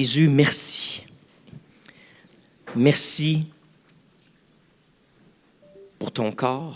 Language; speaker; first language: French; native; French